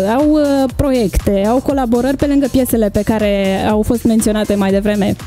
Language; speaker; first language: Romanian; native; Romanian